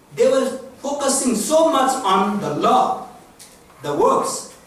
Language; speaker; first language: English; non-native, local second language; Nepali